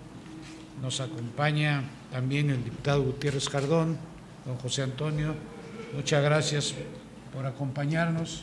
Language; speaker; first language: Spanish; native; Spanish